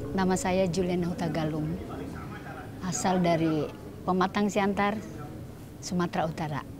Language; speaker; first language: Indonesian; native; Indonesian